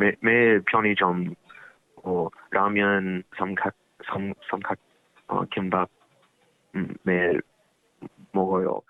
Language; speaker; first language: Korean; non-native, learner; English